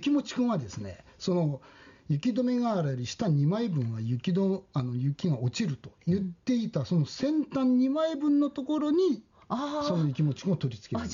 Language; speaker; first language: Japanese; native; Japanese